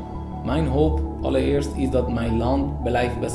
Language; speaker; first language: Dutch; non-native, fluent; Persian